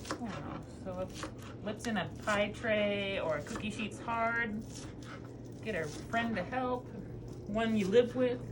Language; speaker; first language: English; native; English